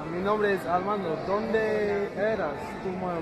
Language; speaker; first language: Spanish; non-native, learner; English